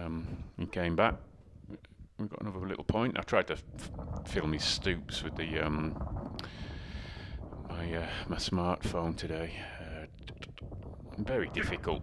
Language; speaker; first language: English; native; English